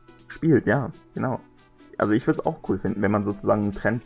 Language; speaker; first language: German; native; German